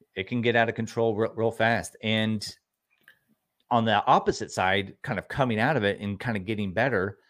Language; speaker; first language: English; native; English